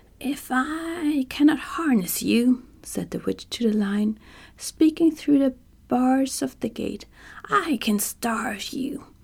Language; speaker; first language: English; non-native, fluent; German